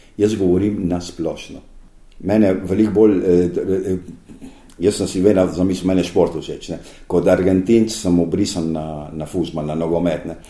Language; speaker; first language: Slovenian; early bilingual, heritage; Slovenian